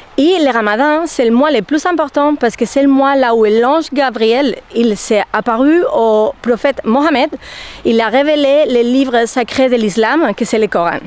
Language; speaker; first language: French; non-native, fluent; Spanish